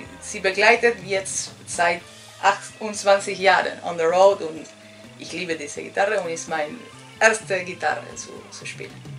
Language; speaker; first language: German; non-native, fluent; Spanish